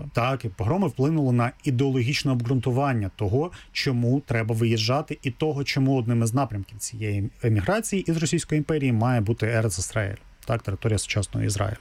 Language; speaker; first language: Ukrainian; native; Ukrainian